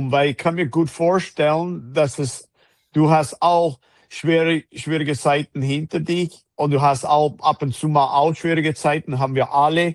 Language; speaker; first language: German; non-native, fluent; English